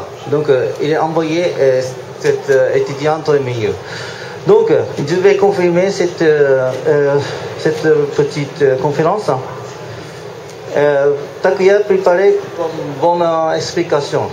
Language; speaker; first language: French; non-native, learner; Japanese